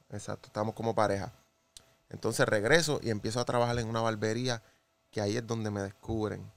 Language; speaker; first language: Spanish; native; Spanish